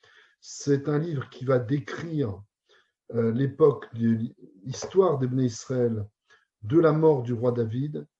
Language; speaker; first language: French; native; French